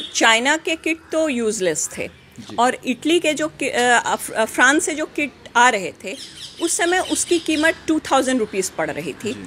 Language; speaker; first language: Hindi; native; Hindi